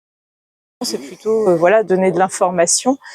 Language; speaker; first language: French; native; French